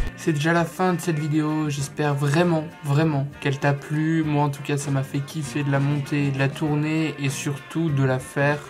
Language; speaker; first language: French; native; French